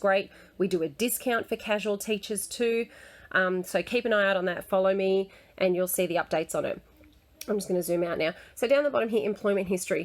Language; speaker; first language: English; native; English